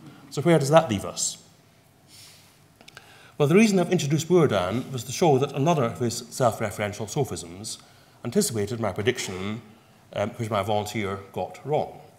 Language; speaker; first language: English; native; English